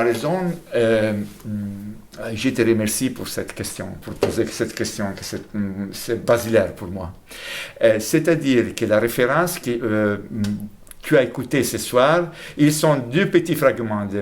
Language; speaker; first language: French; non-native, fluent; Italian